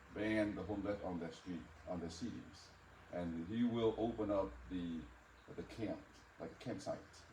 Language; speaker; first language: English; non-native, fluent; Vietnamese